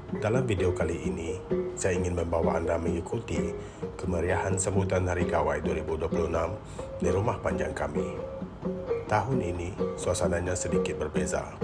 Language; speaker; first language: Malay; non-native, local second language; Iban